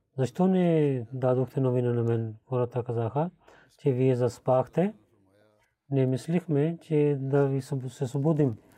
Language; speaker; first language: Bulgarian; non-native, fluent; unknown